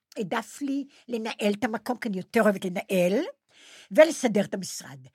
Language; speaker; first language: Hebrew; non-native, fluent; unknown